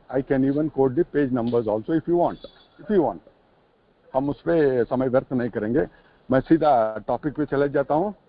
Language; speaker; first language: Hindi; non-native, local second language; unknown